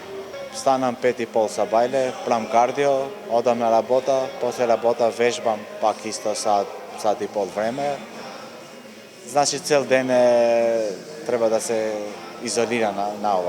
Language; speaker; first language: Macedonian; non-native, local second language; Albanian